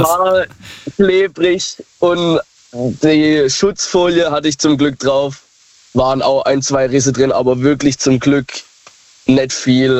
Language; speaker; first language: German; native; German